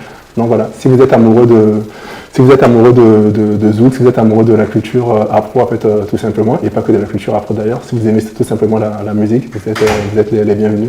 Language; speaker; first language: French; native; French